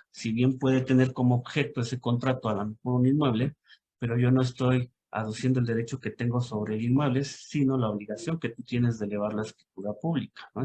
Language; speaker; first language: Spanish; native; Spanish